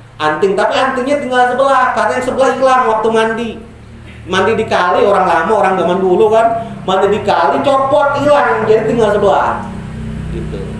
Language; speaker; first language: Indonesian; native; Indonesian